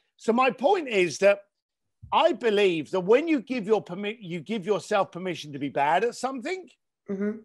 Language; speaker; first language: English; native; English